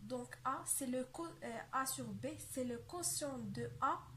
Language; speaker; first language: French; non-native, local second language; Arabic